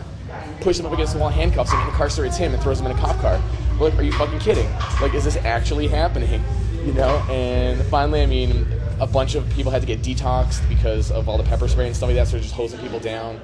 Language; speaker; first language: English; native; English